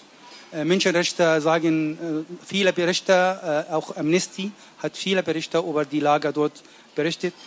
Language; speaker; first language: German; non-native, learner; Arabic